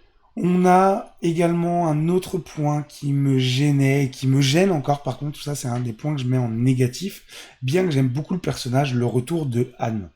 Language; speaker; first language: French; native; French